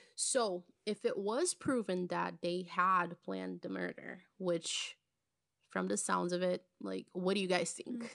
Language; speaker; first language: English; non-native, fluent; Portuguese